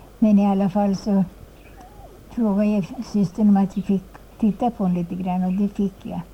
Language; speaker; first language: Swedish; native; Swedish